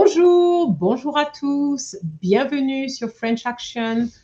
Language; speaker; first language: French; non-native, fluent; English